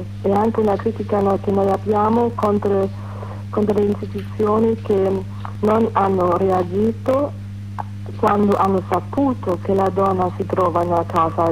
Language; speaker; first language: Italian; non-native, fluent; German